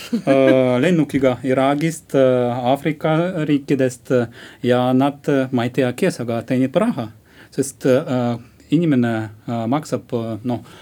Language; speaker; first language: Estonian; non-native, local second language; Russian